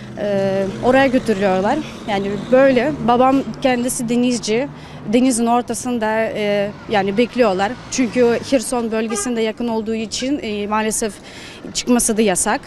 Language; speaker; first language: Turkish; non-native, fluent; Ukrainian